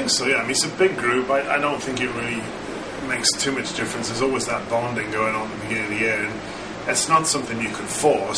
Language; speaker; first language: English; native; English